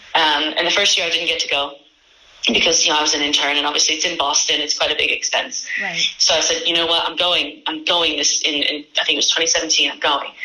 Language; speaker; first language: English; native; English